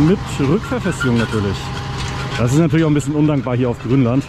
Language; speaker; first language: German; native; German